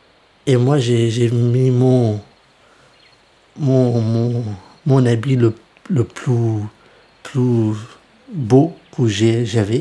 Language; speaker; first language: French; early bilingual, other home language; Kurdish